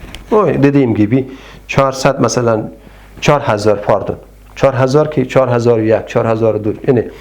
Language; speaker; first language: Turkish; non-native, fluent; Persian